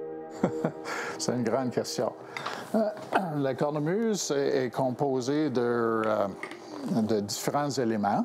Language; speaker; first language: French; non-native, local second language; English